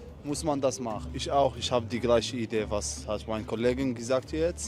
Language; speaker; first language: German; non-native, learner; Arabic